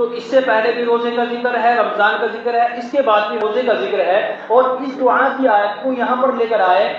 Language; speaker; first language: Urdu; native; Urdu